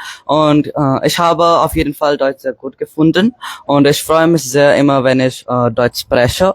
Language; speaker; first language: German; non-native, learner; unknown